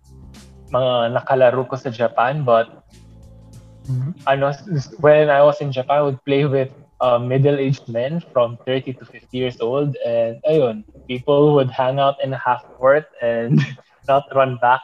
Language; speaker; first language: English; non-native, local second language; Bikol